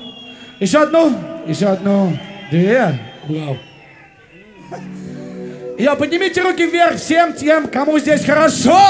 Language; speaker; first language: Russian; native; Russian